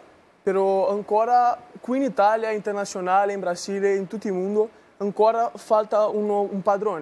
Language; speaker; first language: Italian; non-native, learner; Portuguese